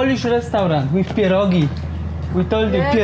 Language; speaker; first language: English; non-native, learner; Polish